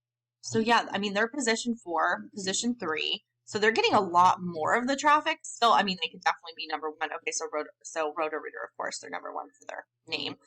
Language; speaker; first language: English; native; English